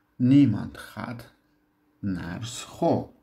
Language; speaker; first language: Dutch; non-native, learner; Turkish